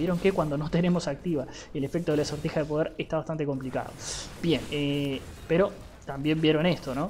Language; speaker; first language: Spanish; native; Spanish